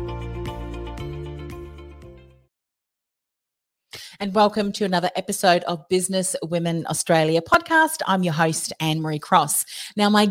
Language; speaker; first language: English; native; English